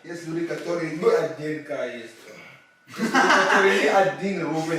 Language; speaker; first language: Russian; non-native, learner; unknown